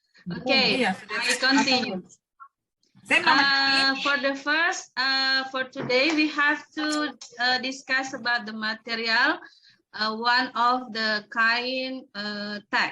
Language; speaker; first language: English; non-native, learner; Indonesian